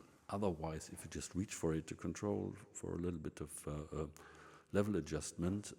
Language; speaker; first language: English; non-native, fluent; German